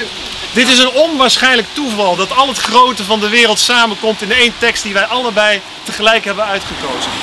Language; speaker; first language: Dutch; native; Dutch